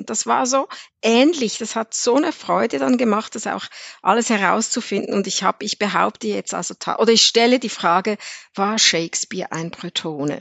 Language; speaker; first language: German; native; German